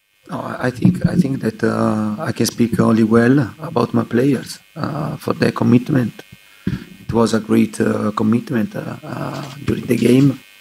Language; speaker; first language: English; non-native, learner; Italian